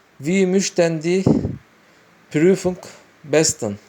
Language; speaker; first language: German; non-native, learner; Turkish